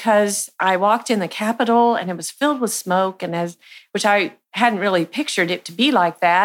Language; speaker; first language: English; native; English